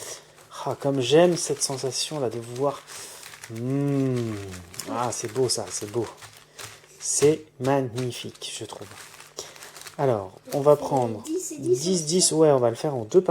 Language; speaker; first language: French; native; French